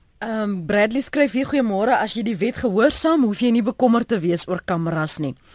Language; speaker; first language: Afrikaans; native; Afrikaans